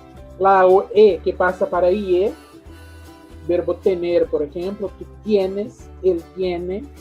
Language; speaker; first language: Spanish; non-native, fluent; Portuguese